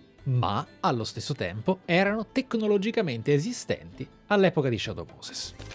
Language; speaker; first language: Italian; native; Italian